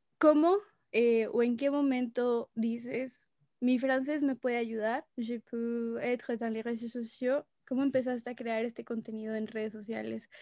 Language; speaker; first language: Spanish; native; Spanish